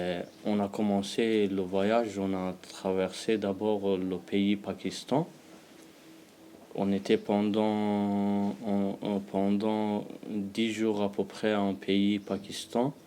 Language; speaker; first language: French; non-native, learner; Pashto